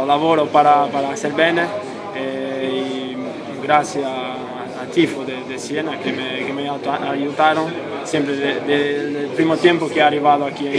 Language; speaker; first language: Italian; non-native, learner; Portuguese